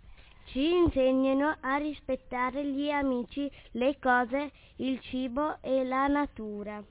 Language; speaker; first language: Italian; early bilingual, other home language; Kurdish